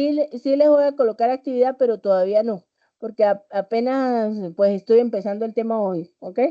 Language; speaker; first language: Spanish; native; Spanish